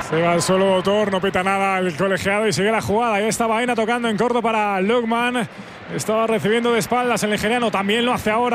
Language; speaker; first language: Spanish; native; Spanish